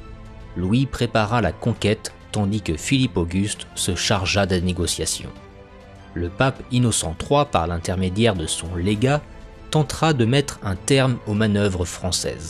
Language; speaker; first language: French; native; French